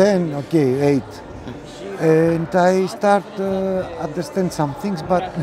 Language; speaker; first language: English; non-native, fluent; Greek